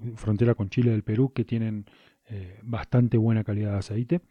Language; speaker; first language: Spanish; native; Spanish